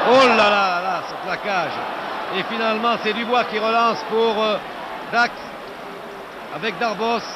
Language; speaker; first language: French; native; French